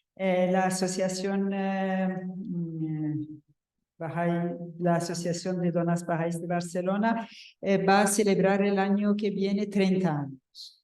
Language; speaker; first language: Spanish; non-native, local second language; Catalan